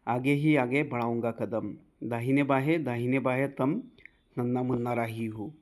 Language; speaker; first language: Hindi; non-native, local second language; Bangla